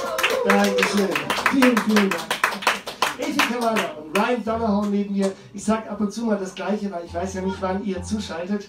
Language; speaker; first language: German; native; German